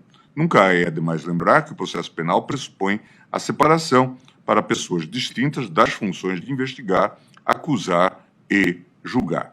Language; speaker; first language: Portuguese; native; Portuguese